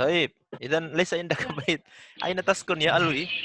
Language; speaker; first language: Arabic; non-native, fluent; Indonesian